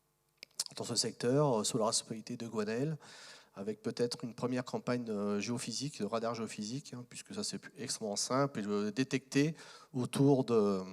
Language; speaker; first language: French; native; French